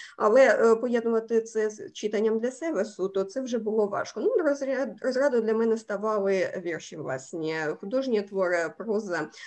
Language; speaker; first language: Ukrainian; native; Ukrainian